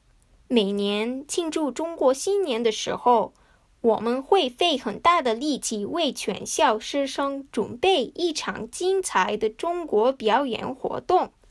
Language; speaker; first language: Chinese; non-native, fluent; Japanese